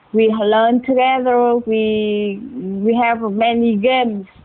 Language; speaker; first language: English; non-native, learner; Vietnamese